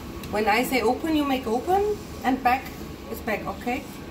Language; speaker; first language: English; non-native, learner; German